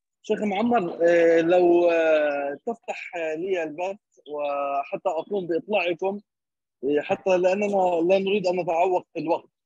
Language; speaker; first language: Arabic; native; Arabic